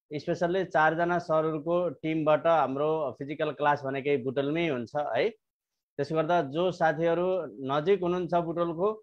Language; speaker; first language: Nepali; native; Nepali